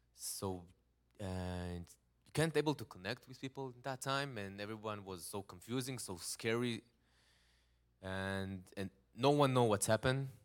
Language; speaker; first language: English; non-native, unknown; Hebrew